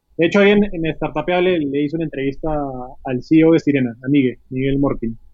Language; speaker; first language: Spanish; native; Spanish